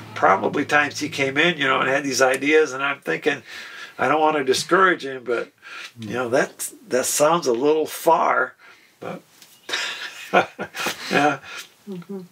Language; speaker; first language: English; native; English